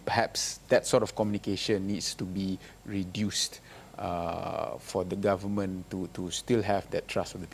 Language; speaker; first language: English; non-native, local second language; Malay